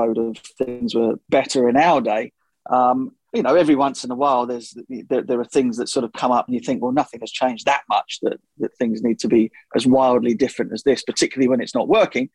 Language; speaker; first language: English; native; English